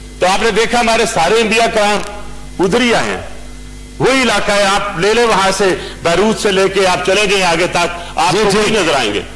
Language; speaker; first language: Urdu; non-native, local second language; Punjabi